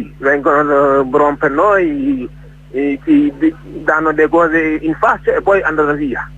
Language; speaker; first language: Italian; non-native, fluent; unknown